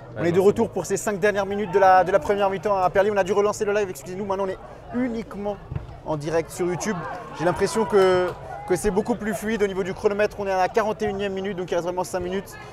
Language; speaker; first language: French; native; French